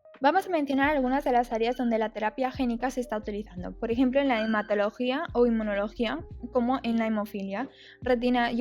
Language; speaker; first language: Spanish; native; Spanish